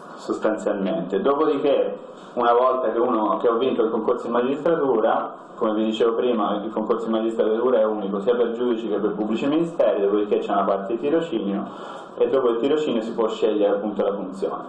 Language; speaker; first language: Italian; native; Italian